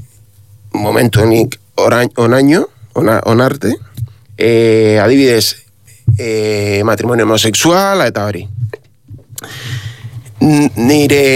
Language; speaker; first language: Basque; non-native, learner; Spanish